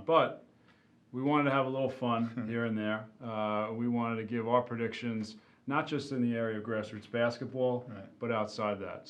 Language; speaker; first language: English; native; English